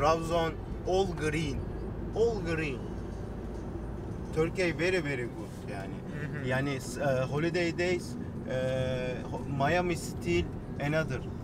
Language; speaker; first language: English; non-native, learner; Turkish